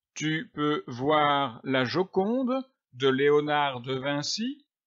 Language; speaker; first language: French; native; French